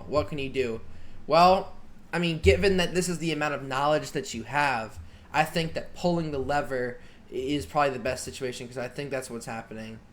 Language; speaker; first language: English; native; English